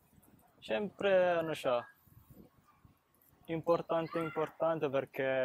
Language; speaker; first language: Italian; early bilingual, other home language; Filipino